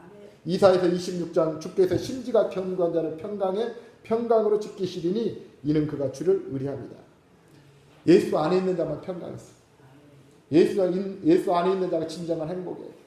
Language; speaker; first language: Korean; native; Korean